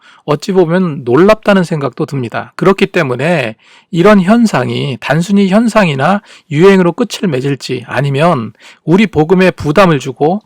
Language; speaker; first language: Korean; native; Korean